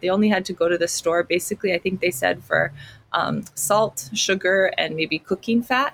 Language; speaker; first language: English; native; English